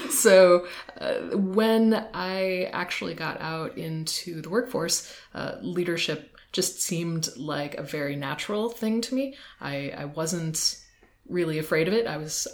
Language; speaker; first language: English; native; English